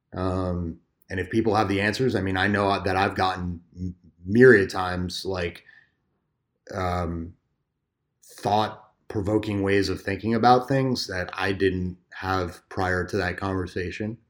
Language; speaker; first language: English; native; English